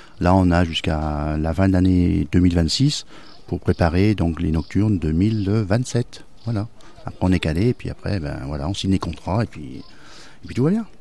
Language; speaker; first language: French; native; French